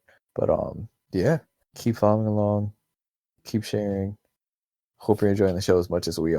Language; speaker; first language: English; native; English